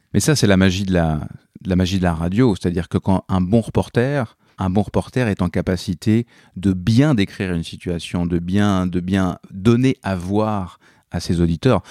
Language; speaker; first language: French; native; French